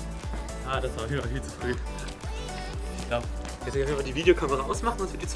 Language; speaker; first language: German; native; German